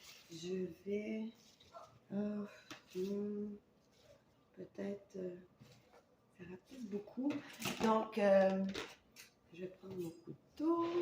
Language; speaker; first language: French; native; French